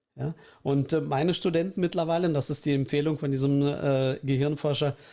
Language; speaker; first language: German; early bilingual, other home language; Russian